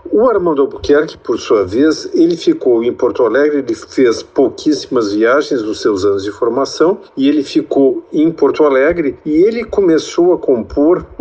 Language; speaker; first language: Portuguese; native; Portuguese